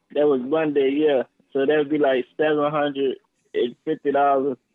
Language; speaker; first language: English; native; English